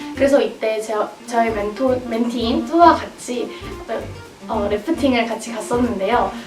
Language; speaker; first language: Korean; native; Korean